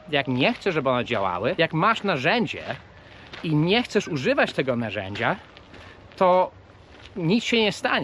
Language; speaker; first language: Polish; early bilingual, heritage; Polish